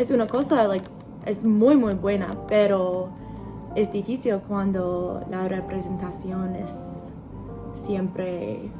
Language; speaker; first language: Spanish; non-native, learner; English